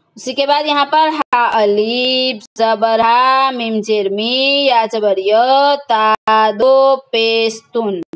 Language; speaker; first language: Hindi; non-native, local second language; Gujarati